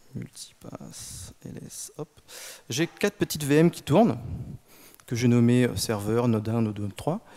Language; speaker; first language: French; native; French